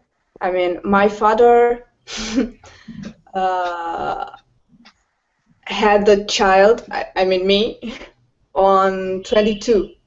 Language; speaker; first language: English; non-native, learner; Romanian